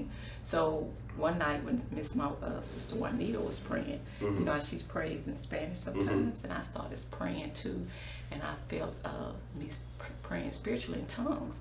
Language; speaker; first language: English; native; English